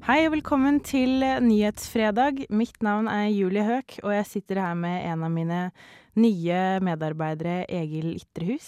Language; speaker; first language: Norwegian; native; Norwegian